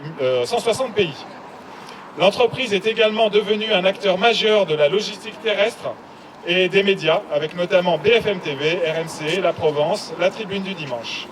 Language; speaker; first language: French; native; French